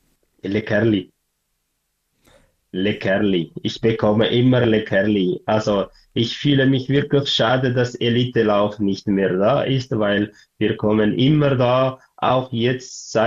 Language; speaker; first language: German; non-native, learner; Tigrinya